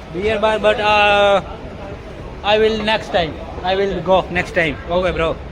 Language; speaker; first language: English; non-native, learner; Gujarati